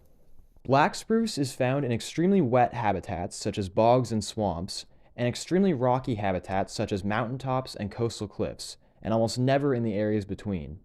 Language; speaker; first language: English; native; English